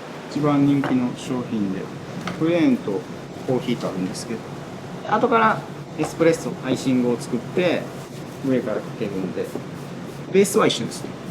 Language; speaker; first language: Japanese; native; Japanese